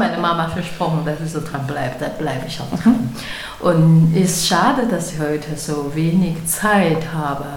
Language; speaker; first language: German; non-native, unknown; Chinese